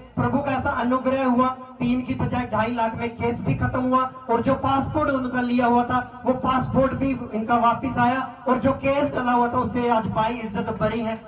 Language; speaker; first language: Hindi; native; Hindi